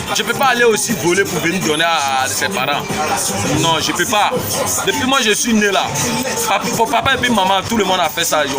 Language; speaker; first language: French; non-native, local second language; Bambara